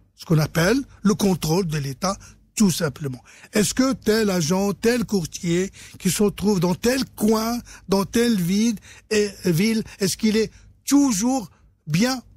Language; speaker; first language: French; non-native, local second language; Arabic